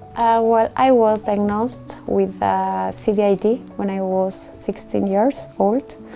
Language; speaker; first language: English; non-native, learner; Spanish